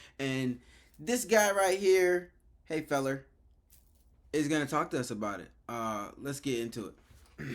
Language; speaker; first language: English; native; English